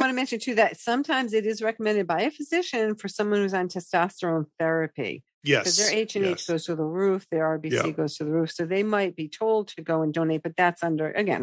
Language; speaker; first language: English; native; English